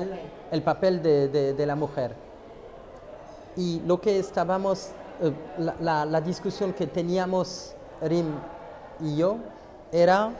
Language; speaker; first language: Spanish; non-native, fluent; French